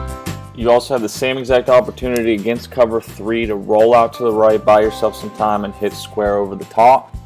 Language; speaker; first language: English; native; English